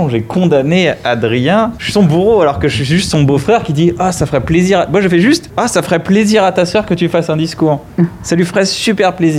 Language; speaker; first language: French; native; French